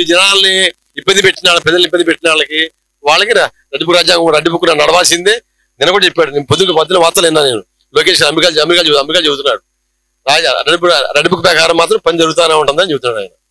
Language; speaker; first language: Telugu; native; Telugu